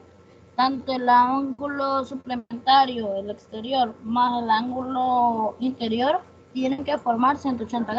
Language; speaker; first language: Spanish; native; Spanish